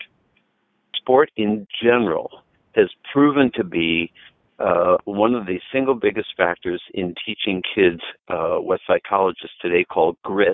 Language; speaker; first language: English; native; English